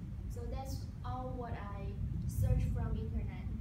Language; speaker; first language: English; non-native, learner; Chinese